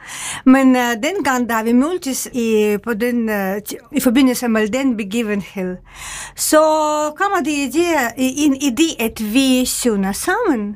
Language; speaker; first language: Danish; non-native, fluent; Ukrainian